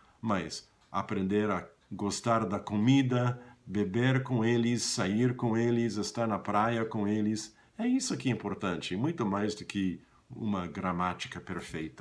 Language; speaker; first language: Portuguese; non-native, fluent; English